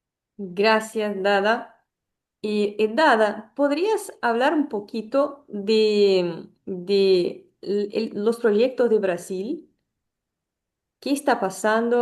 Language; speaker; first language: Spanish; non-native, fluent; Portuguese